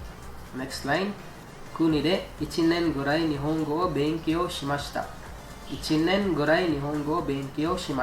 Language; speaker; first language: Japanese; non-native, fluent; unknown